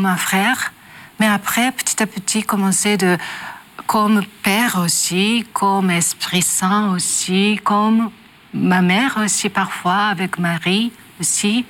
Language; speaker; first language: French; non-native, learner; Japanese